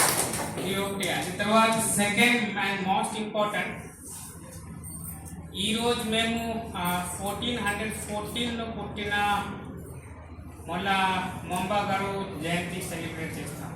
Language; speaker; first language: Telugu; non-native, learner; Hindi